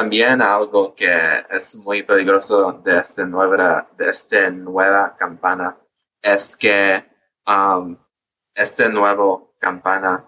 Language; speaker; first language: Spanish; early bilingual, heritage; English